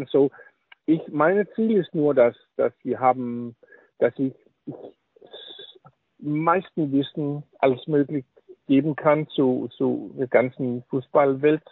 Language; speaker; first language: German; non-native, learner; Danish